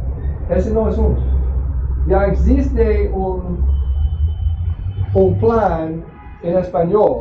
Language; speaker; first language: Spanish; non-native, fluent; English